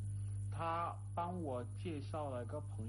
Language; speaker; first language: Chinese; non-native, learner; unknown